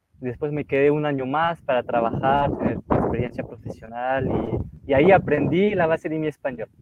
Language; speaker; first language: Spanish; non-native, fluent; French